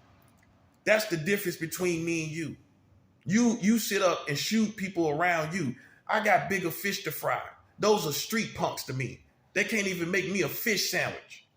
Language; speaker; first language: English; native; English